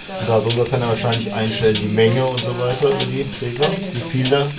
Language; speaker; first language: German; native; German